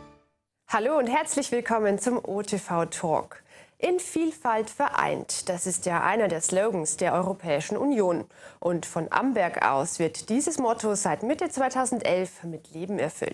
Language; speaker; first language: German; native; German